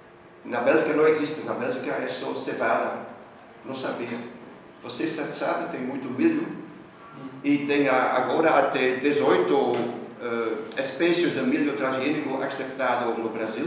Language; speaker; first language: Portuguese; non-native, fluent; Dutch